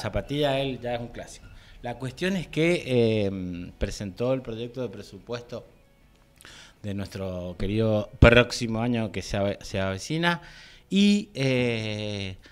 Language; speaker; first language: Spanish; native; Spanish